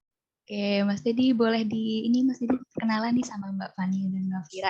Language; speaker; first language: Indonesian; native; Indonesian